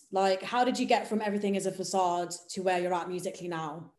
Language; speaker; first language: English; native; English